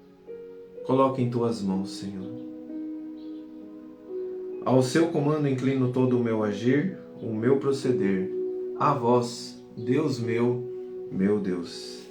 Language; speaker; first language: Portuguese; native; Portuguese